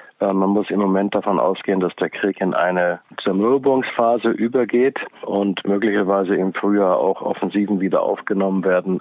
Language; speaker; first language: German; native; German